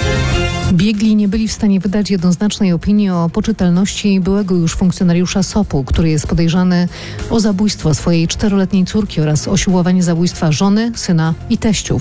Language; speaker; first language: Polish; native; Polish